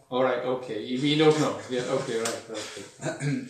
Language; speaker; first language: English; non-native, fluent; Czech